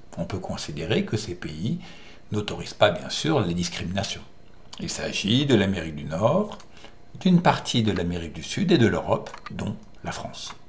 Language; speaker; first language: French; native; French